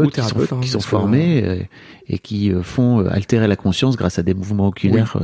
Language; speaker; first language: French; native; French